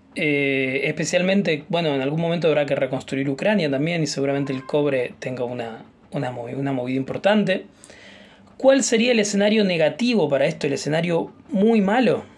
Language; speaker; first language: Spanish; native; Spanish